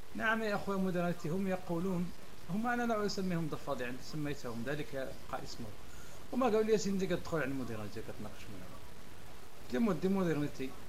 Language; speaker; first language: Arabic; non-native, local second language; Berber languages